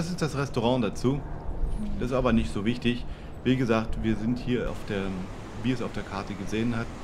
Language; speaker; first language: German; native; German